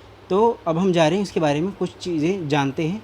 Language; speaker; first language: Hindi; native; Hindi